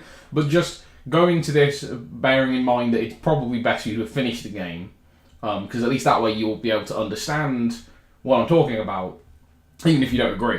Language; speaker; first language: English; native; English